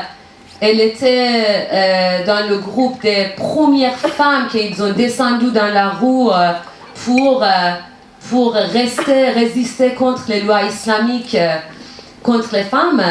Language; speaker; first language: French; non-native, learner; Persian